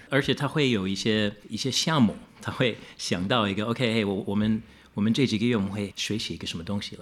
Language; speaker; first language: Chinese; non-native, fluent; English